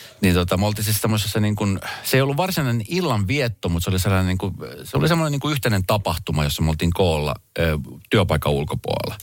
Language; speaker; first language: Finnish; early bilingual, other home language; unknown